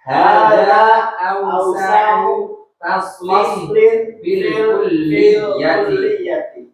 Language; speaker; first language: Arabic; non-native, learner; Indonesian